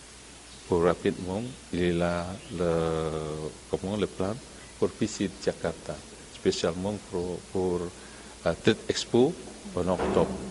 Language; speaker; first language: French; non-native, learner; Indonesian